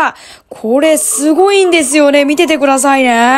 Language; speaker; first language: Japanese; native; Japanese